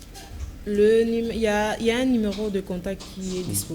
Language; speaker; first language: French; non-native, local second language; Lingala